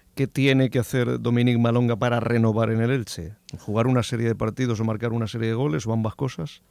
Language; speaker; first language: Spanish; native; Spanish